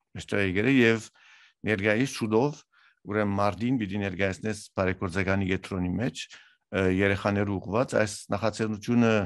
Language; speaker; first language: Armenian; early bilingual, heritage; Armenian